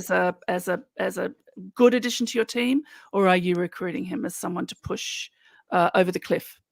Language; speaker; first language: English; native; English